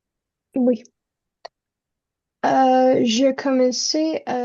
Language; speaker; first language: French; non-native, learner; Spanish